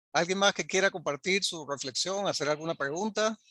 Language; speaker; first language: Spanish; native; Spanish